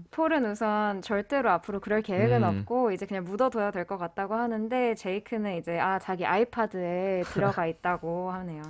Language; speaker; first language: Korean; native; Korean